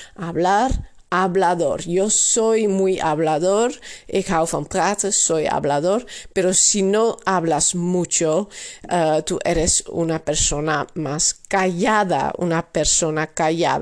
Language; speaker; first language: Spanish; non-native, fluent; Dutch